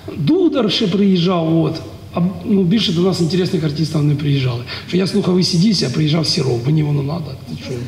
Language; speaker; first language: Ukrainian; native; Ukrainian